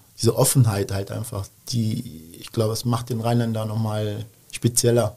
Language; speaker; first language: German; early bilingual, other home language; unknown